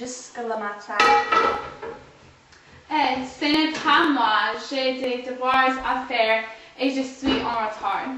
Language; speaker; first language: French; non-native, learner; English